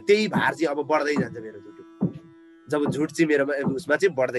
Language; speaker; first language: Nepali; native; Nepali